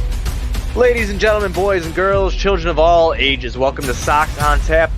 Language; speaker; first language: English; native; English